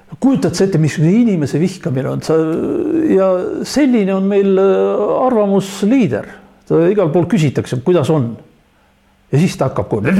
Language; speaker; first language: Estonian; non-native, local second language; Russian